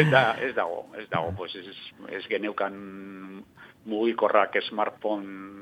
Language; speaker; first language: Basque; non-native, local second language; Spanish